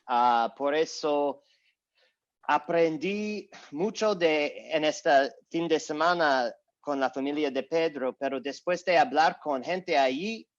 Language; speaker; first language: Spanish; non-native, learner; English